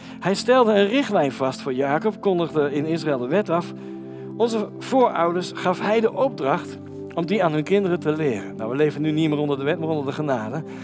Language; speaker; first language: Dutch; native; Dutch